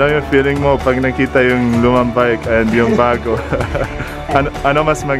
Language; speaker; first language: Filipino; non-native, learner; Arabic